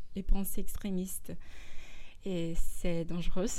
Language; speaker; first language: French; non-native, fluent; Portuguese